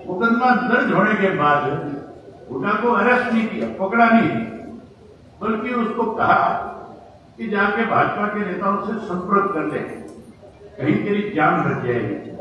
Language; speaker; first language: Hindi; native; Hindi